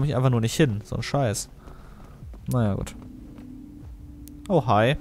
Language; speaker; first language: German; native; German